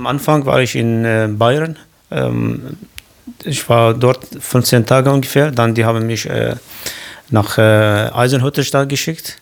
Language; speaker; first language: German; non-native, local second language; Kurdish